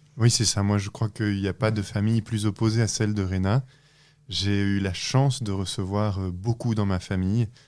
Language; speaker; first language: French; native; French